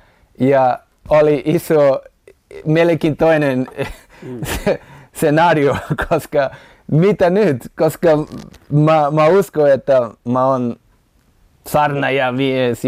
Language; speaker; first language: Finnish; non-native, learner; Portuguese